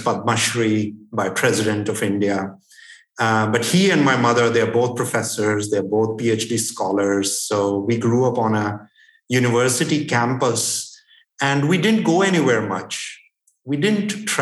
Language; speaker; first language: English; non-native, local second language; Hindi